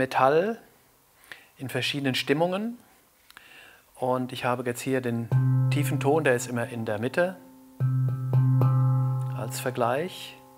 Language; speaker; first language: German; native; German